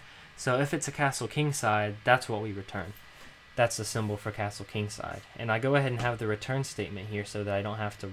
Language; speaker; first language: English; native; English